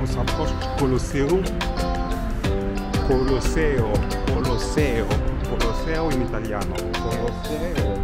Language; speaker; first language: Italian; non-native, learner; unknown